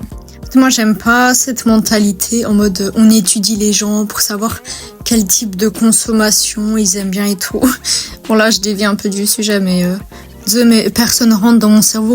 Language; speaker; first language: French; native; French